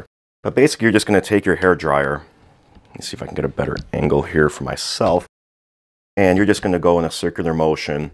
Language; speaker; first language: English; native; English